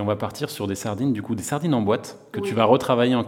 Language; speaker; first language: French; native; French